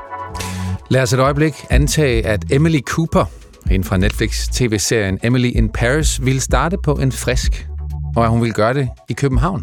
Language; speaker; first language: Danish; native; Danish